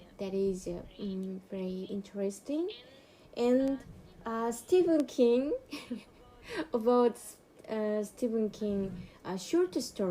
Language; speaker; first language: English; non-native, learner; Korean